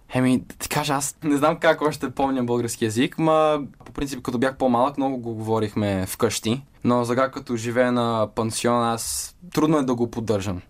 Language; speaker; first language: Bulgarian; early bilingual, heritage; Bulgarian